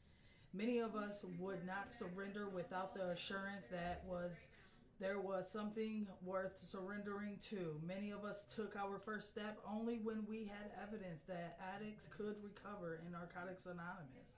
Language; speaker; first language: English; native; English